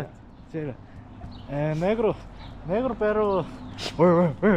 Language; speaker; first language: Spanish; non-native, learner; Korean